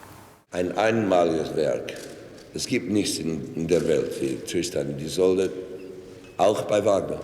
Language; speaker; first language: German; non-native, fluent; English